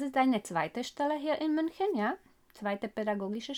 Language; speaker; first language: German; non-native, fluent; Slovak